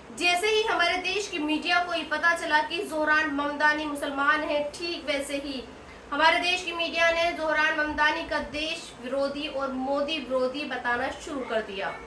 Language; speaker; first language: Hindi; native; Hindi